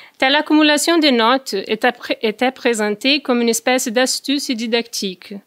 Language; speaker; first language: French; non-native, fluent; Portuguese